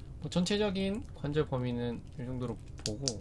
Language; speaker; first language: Korean; native; Korean